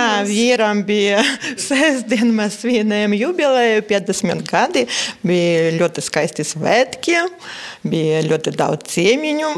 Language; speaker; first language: Latvian; non-native, local second language; Russian